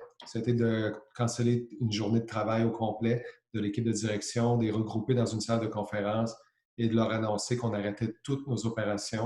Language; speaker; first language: French; native; French